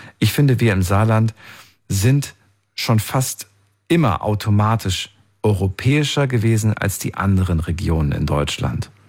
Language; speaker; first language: German; native; German